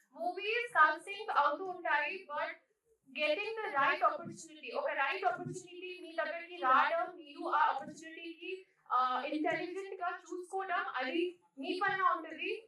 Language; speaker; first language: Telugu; non-native, learner; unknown